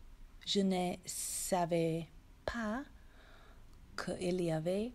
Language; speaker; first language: French; non-native, learner; English